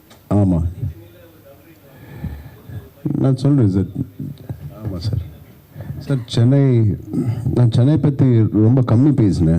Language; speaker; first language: Tamil; non-native, learner; Telugu